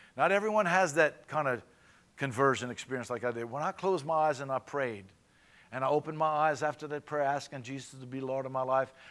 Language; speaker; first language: English; native; English